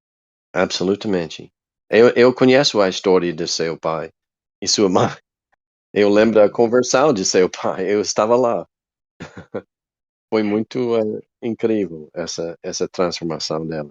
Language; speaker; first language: Portuguese; non-native, learner; English